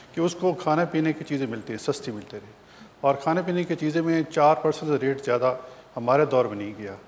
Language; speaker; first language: Urdu; native; Urdu